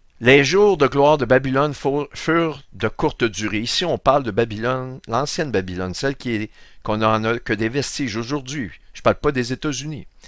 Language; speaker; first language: French; native; French